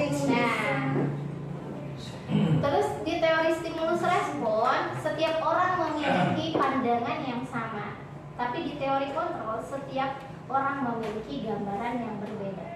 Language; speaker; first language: Indonesian; native; Indonesian